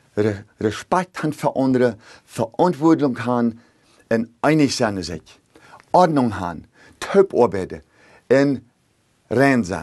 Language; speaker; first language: German; early bilingual, heritage; Plautdietsch